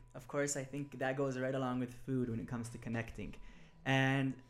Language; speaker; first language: English; early bilingual, other home language; Hebrew